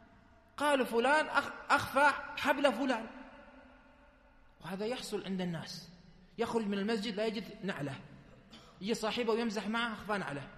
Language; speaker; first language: Arabic; native; Arabic